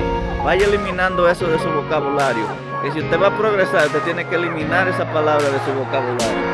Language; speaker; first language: Spanish; native; Spanish